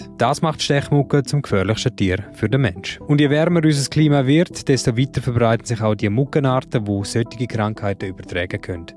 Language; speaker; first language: German; native; German